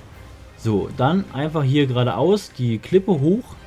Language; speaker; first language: German; native; German